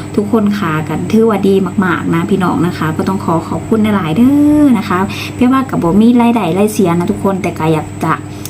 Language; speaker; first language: Thai; native; Thai